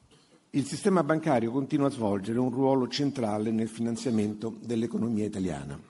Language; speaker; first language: Italian; native; Italian